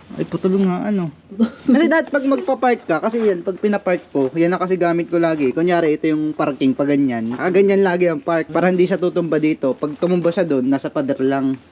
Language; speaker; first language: Filipino; native; Filipino